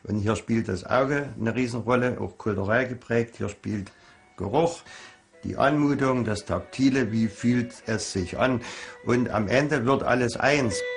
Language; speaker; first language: German; native; German